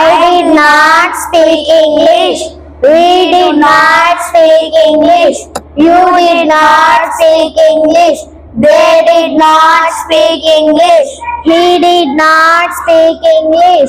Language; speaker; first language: English; non-native, learner; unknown